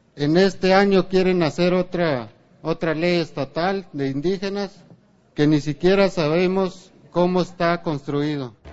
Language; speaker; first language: Spanish; native; Spanish